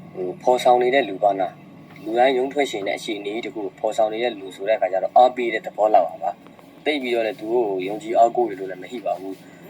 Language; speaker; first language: Burmese; native; Burmese